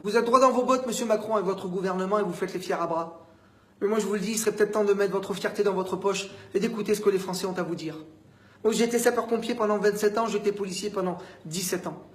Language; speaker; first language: French; native; French